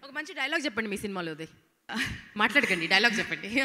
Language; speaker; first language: Telugu; native; Telugu